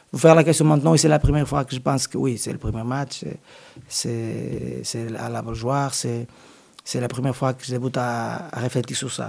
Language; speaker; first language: French; non-native, learner; Portuguese